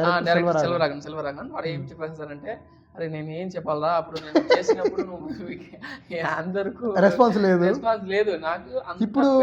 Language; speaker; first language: Telugu; non-native, local second language; Tamil